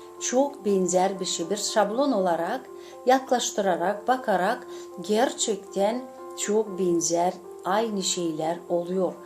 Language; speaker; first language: Turkish; non-native, fluent; Gagauz